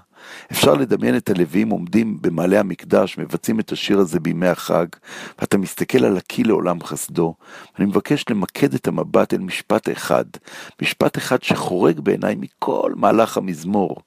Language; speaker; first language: Hebrew; native; Hebrew